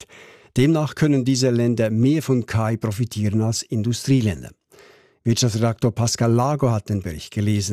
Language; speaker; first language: German; native; German